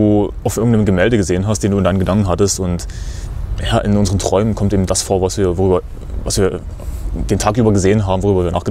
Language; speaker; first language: German; native; German